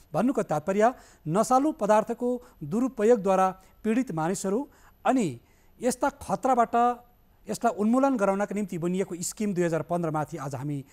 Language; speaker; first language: Nepali; native; Nepali